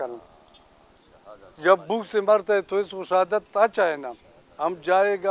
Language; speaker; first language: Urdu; non-native, local second language; Pashto